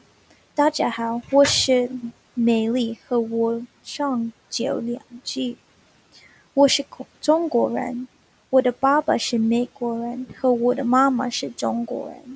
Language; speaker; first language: Chinese; non-native, learner; English